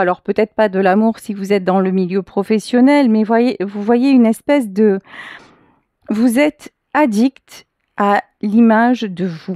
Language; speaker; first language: French; native; French